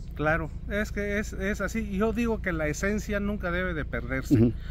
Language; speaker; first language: Spanish; non-native, local second language; Mixtepec Mixtec